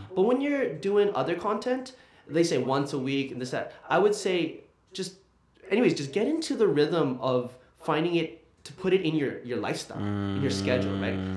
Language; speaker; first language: English; native; English